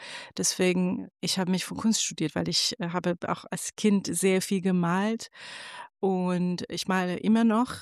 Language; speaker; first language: German; non-native, fluent; Persian